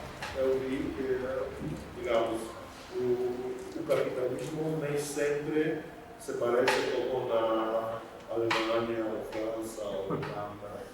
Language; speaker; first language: Portuguese; non-native, fluent; Polish